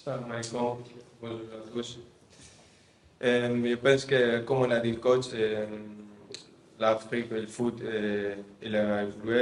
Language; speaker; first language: French; non-native, fluent; Spanish